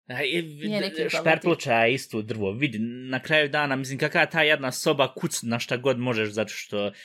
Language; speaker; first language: Bosnian; early bilingual, heritage; Bosnian